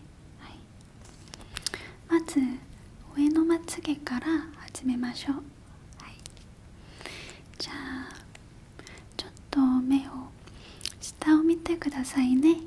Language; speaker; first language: Japanese; non-native, learner; Korean